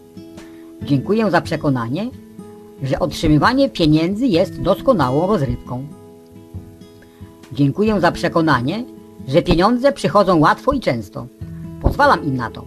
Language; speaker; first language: Polish; native; Polish